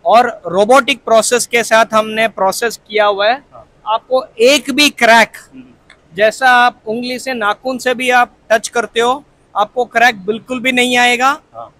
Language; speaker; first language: Hindi; non-native, local second language; Kannada